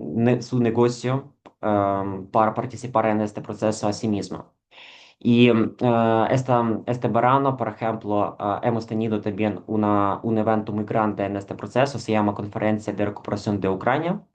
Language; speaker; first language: Spanish; non-native, fluent; Ukrainian